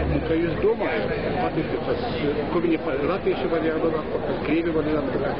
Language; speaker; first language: Latvian; non-native, learner; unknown